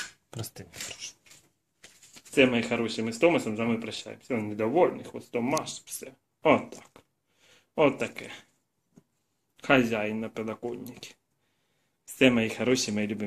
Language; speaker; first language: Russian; non-native, local second language; Ukrainian